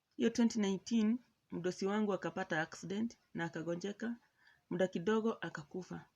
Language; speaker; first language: Swahili; non-native, local second language; Luyia